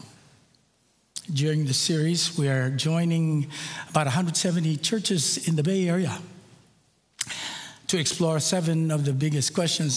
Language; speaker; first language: English; non-native, local second language; Filipino